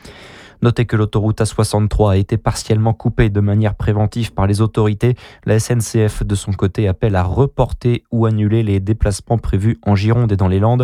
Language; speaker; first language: French; native; French